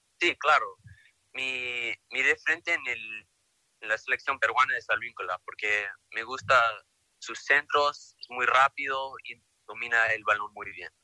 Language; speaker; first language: Spanish; early bilingual, heritage; Spanish